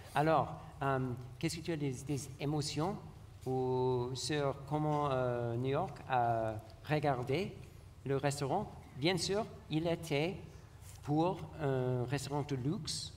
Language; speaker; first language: French; non-native, learner; English